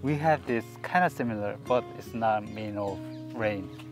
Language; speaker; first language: English; non-native, learner; Korean